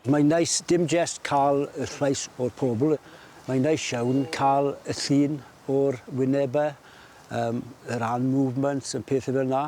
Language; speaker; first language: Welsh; non-native, fluent; English